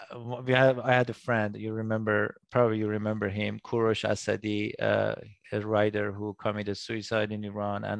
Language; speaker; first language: English; non-native, fluent; Persian